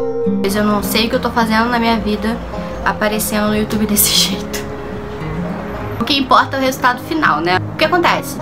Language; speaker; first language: Portuguese; native; Portuguese